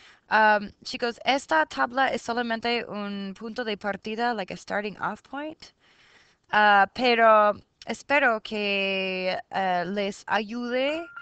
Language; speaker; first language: Spanish; non-native, fluent; English